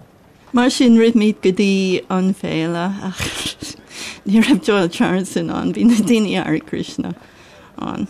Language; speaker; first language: Irish; non-native, learner; English